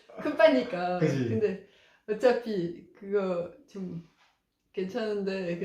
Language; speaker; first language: Korean; non-native, learner; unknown